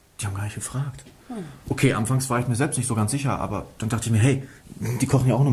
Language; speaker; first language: German; native; German